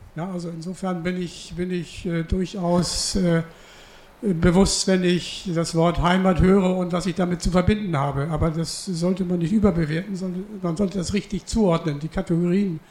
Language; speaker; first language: German; native; German